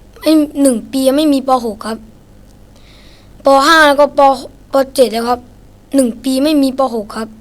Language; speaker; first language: Thai; non-native, learner; Shan